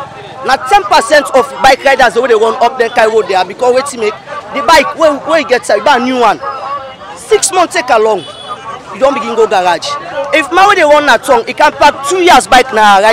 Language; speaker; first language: English; non-native, local second language; Krio